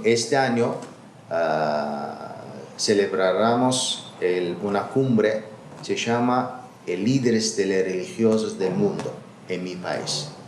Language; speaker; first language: Spanish; non-native, learner; Azerbaijani